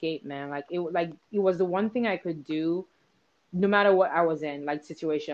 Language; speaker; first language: English; non-native, local second language; Igbo